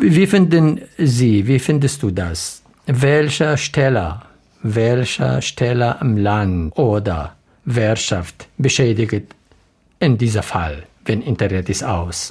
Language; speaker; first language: German; non-native, learner; Arabic